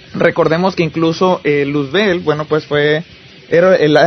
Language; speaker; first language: Spanish; native; Spanish